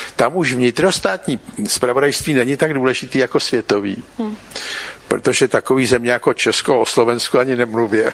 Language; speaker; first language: Czech; native; Czech